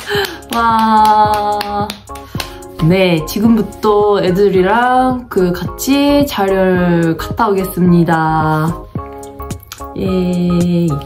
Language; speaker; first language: Korean; non-native, fluent; Japanese